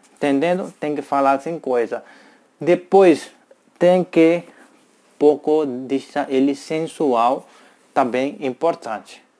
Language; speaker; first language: Portuguese; non-native, learner; Hindi